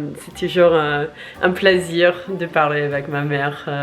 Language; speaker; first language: French; non-native, learner; English